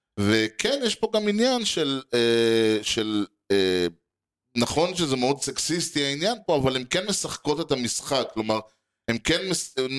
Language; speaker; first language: Hebrew; native; Hebrew